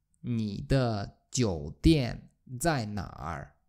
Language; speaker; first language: Chinese; non-native, fluent; Polish